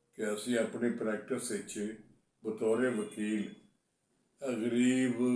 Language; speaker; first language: Urdu; non-native, local second language; Punjabi